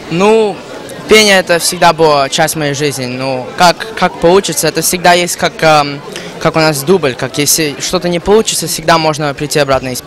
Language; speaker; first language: Russian; early bilingual, heritage; Russian